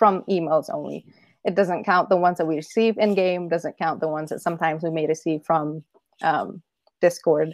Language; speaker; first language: English; non-native, fluent; Indonesian